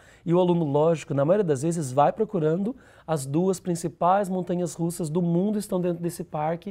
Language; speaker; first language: Portuguese; native; Portuguese